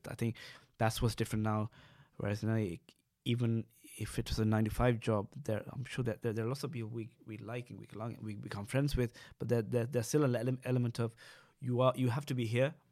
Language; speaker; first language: English; non-native, local second language; Sinhala